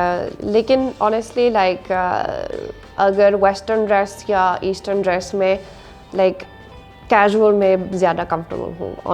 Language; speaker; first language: Hindi; non-native, learner; English